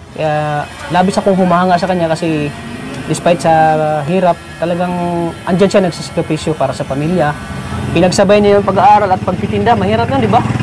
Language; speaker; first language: Filipino; non-native, local second language; Cebuano